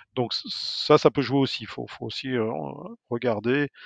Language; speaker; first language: French; native; French